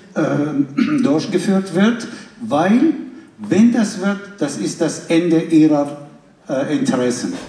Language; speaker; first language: German; non-native, fluent; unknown